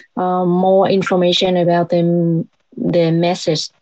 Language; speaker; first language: English; non-native, learner; Vietnamese